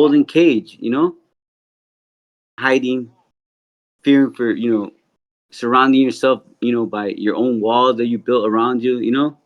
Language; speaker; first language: English; native; English